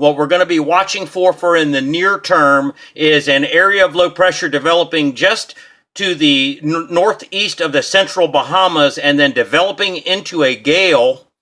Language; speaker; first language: English; native; English